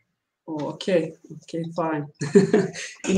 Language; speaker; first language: English; non-native, learner; Turkish